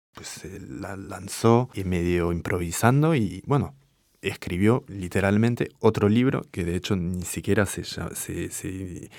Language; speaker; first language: Spanish; non-native, fluent; French